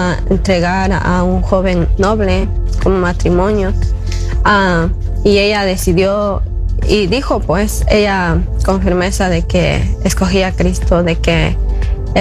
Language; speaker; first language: Spanish; native; Spanish